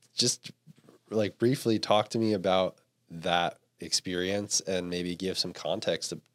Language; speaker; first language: English; native; English